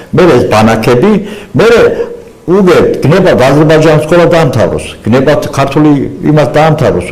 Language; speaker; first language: Georgian; non-native, local second language; Azerbaijani